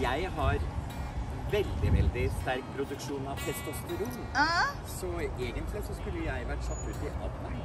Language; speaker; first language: Norwegian; native; Norwegian